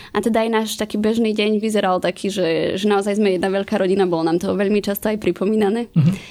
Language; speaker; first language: Slovak; native; Slovak